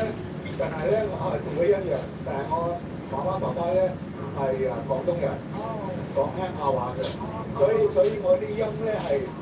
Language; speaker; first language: Cantonese; early bilingual, heritage; Cantonese